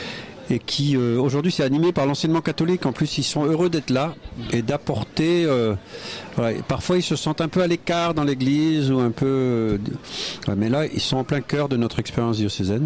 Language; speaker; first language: French; native; French